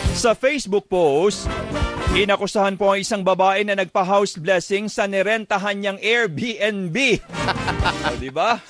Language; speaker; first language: Filipino; native; Filipino